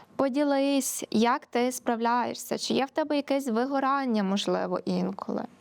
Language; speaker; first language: Ukrainian; native; Ukrainian